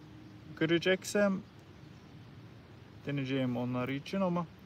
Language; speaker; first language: Turkish; non-native, learner; English